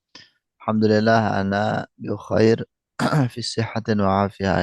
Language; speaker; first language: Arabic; non-native, fluent; Indonesian